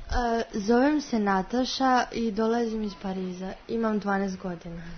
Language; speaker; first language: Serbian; early bilingual, heritage; Serbian